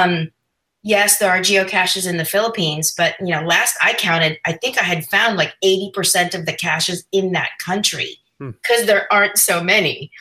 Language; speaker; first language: English; non-native, local second language; Filipino